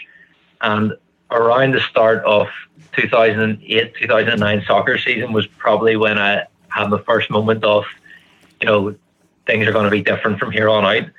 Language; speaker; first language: English; native; English